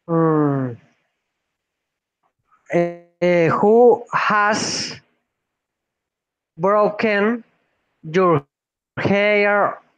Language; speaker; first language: English; non-native, learner; Spanish